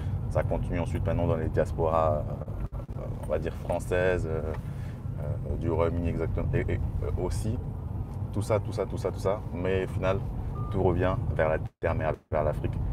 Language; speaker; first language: French; native; French